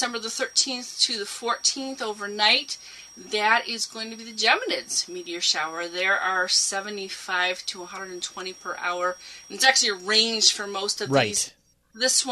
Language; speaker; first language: English; native; English